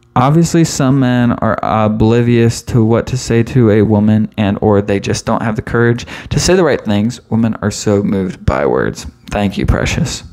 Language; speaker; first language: English; native; English